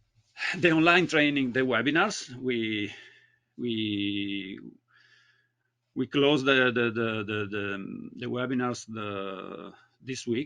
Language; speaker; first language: English; non-native, learner; Italian